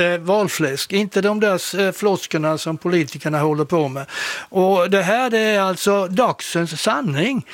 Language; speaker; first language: Swedish; native; Swedish